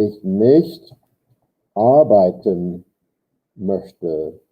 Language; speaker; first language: German; non-native, fluent; English